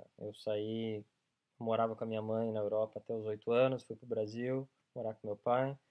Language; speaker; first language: Portuguese; early bilingual, other home language; English